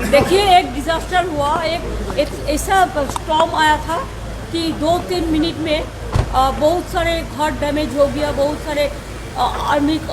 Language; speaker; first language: Hindi; non-native, local second language; Bangla